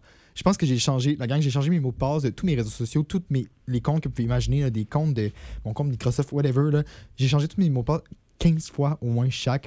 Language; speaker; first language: French; native; French